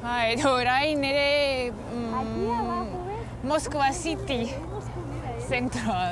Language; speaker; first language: Basque; non-native, learner; Russian